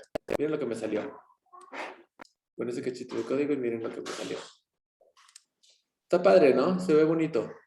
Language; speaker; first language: Spanish; native; Spanish